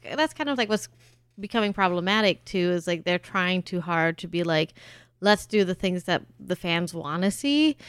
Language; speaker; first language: English; early bilingual, other home language; German